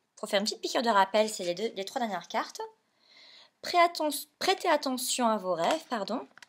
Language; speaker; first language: French; native; French